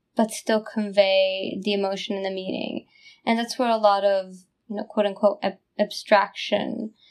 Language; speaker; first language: English; non-native, fluent; Italian